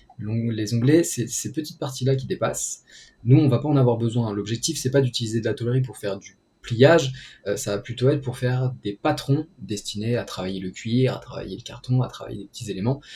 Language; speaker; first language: French; native; French